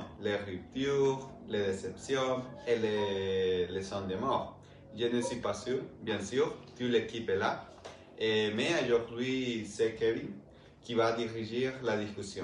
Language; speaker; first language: French; non-native, learner; Spanish